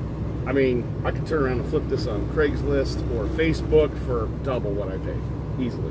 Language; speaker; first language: English; native; English